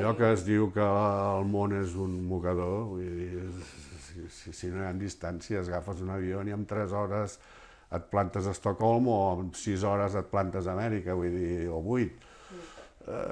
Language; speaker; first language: Catalan; early bilingual, heritage; Catalan